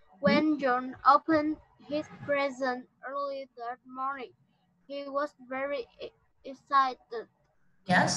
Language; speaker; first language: English; non-native, learner; Vietnamese